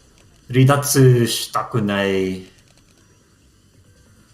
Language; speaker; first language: Japanese; non-native, learner; English